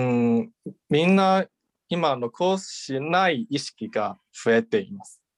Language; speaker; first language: Japanese; non-native, learner; Chinese